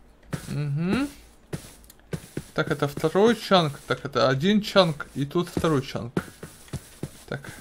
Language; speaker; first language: Russian; native; Russian